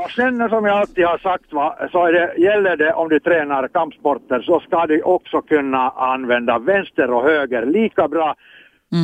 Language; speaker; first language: Swedish; non-native, fluent; Finnish